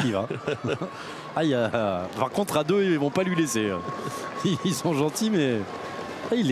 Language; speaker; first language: French; native; French